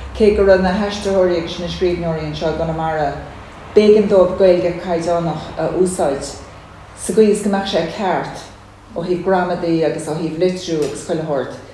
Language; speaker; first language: Irish; native; Irish